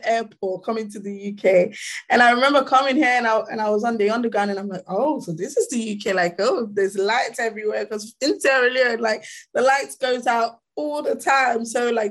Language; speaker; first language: English; non-native, local second language; Krio